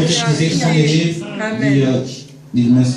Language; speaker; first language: Dutch; non-native, learner; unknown